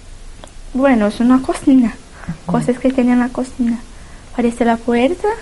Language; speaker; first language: Spanish; non-native, learner; Portuguese